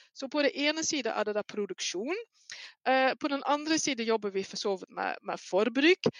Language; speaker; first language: Norwegian; non-native, fluent; Dutch